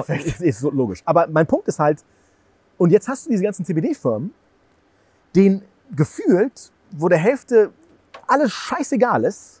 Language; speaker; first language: German; native; German